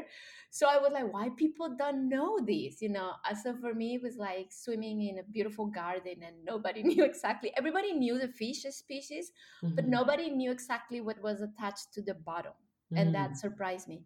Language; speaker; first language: English; non-native, fluent; Spanish